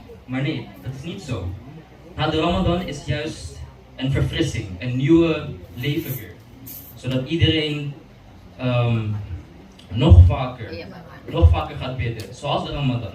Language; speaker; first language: Dutch; early bilingual, other home language; Indonesian